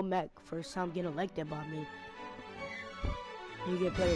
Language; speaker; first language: English; native; English